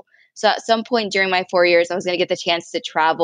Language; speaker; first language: English; native; English